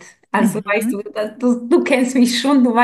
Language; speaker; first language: German; non-native, learner; Polish